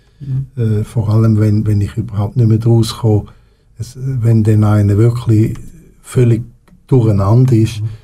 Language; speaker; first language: German; non-native, local second language; French